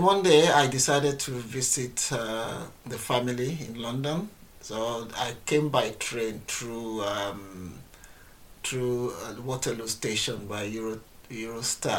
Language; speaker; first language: English; non-native, local second language; Yoruba